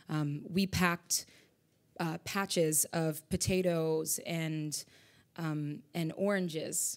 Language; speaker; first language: English; native; English